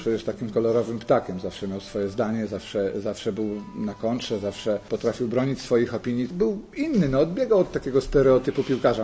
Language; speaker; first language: Polish; native; Polish